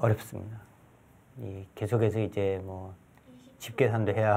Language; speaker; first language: Korean; native; Korean